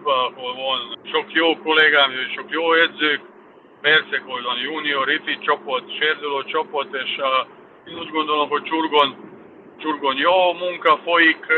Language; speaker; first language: Hungarian; non-native, fluent; Serbian